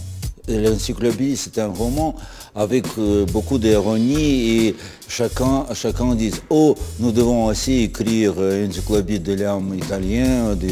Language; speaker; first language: French; non-native, fluent; Russian